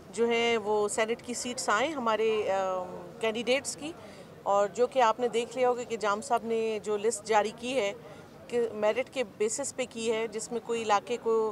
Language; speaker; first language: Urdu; non-native, local second language; Baluchi